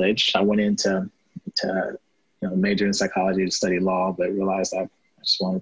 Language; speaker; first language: English; native; English